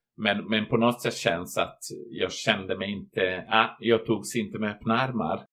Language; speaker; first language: Swedish; non-native, fluent; Croatian